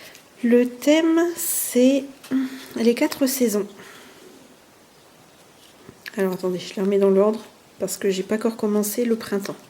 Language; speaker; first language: French; native; French